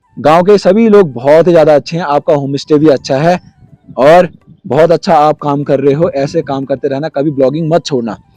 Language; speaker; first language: Hindi; native; Hindi